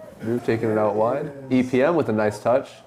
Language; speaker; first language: English; native; English